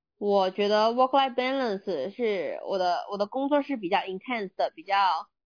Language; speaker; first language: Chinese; native; Chinese